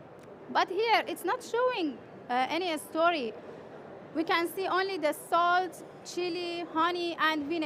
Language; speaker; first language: English; non-native, fluent; Persian